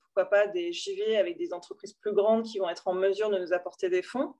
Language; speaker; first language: French; native; French